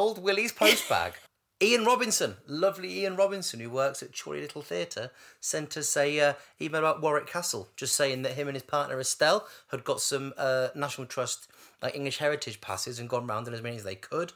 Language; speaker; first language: English; native; English